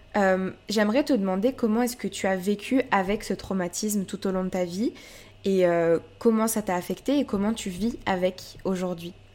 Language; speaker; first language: French; native; French